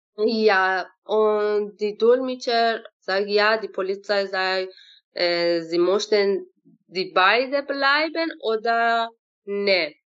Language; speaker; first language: German; non-native, learner; Persian